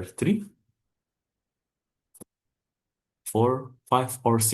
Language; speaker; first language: English; non-native, fluent; Indonesian